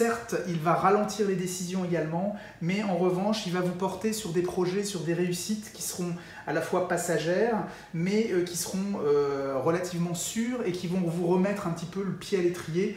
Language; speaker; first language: French; native; French